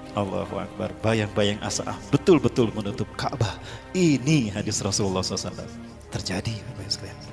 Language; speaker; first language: Indonesian; native; Indonesian